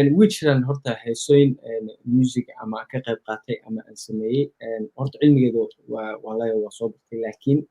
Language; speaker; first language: Somali; early bilingual, heritage; Somali